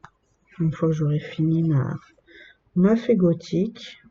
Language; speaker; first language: French; native; French